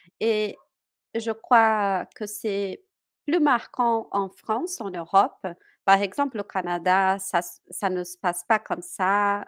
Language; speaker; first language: French; non-native, fluent; Portuguese